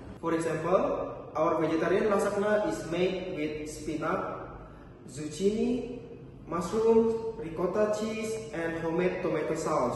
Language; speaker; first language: English; non-native, learner; Indonesian